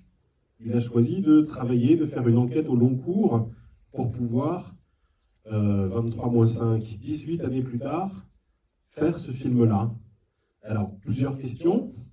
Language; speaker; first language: French; native; French